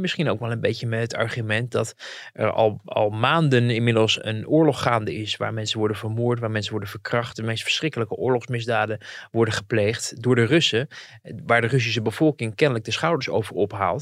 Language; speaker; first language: Dutch; native; Dutch